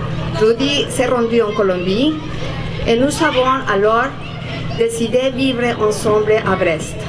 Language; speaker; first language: French; non-native, fluent; Spanish